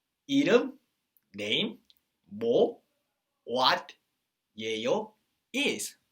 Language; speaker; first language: Korean; non-native, fluent; English